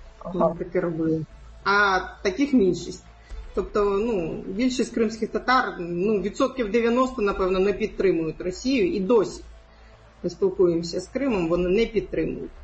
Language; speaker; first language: Ukrainian; non-native, local second language; Crimean Tatar